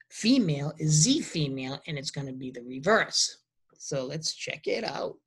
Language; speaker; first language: English; native; English